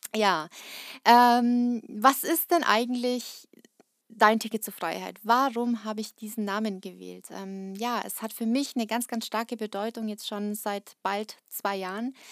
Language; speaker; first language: German; early bilingual, other home language; Russian